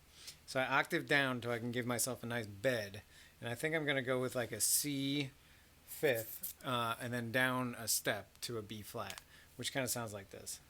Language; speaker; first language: English; native; English